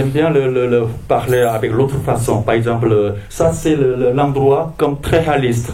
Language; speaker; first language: French; non-native, fluent; Korean